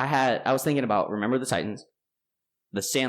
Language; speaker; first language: English; native; English